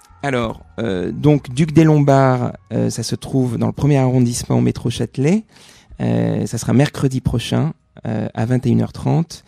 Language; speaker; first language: French; native; French